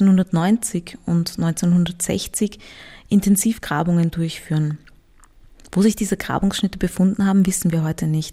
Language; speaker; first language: German; native; German